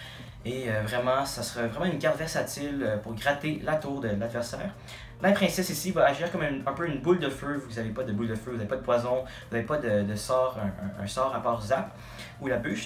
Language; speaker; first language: French; native; French